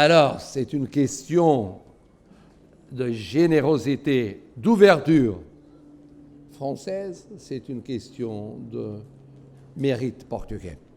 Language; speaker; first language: French; non-native, fluent; Portuguese